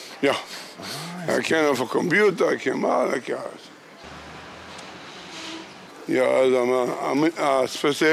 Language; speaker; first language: German; non-native, learner; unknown